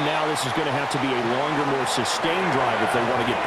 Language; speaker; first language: English; native; English